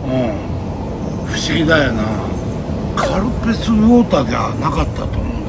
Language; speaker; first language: Japanese; native; Japanese